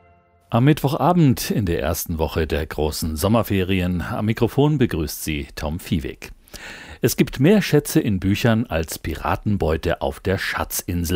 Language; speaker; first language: German; native; German